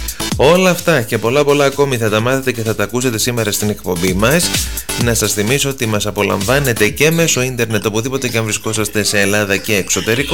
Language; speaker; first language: Greek; native; Greek